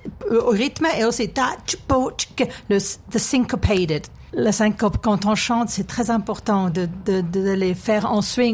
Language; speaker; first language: French; non-native, fluent; German